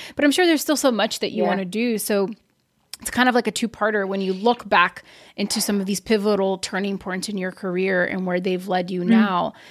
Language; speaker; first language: English; early bilingual, other home language; Portuguese